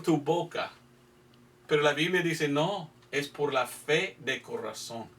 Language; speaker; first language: Spanish; non-native, fluent; English